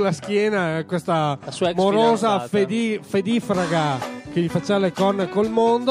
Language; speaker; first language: Italian; native; Italian